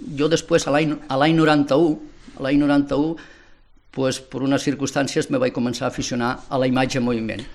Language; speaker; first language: Catalan; non-native, local second language; Spanish